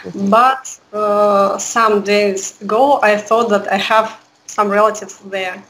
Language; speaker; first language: English; non-native, learner; Russian